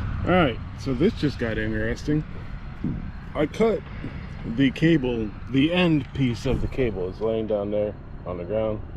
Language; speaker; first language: English; native; English